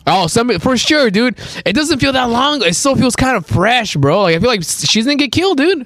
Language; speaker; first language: English; native; English